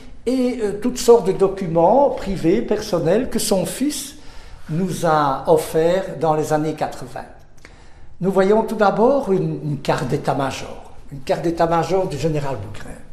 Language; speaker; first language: French; native; French